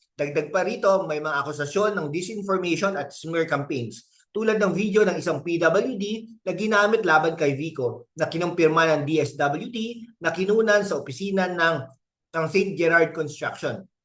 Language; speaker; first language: Filipino; native; Filipino